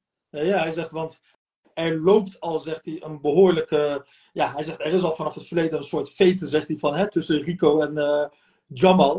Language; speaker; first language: Dutch; early bilingual, other home language; Turkish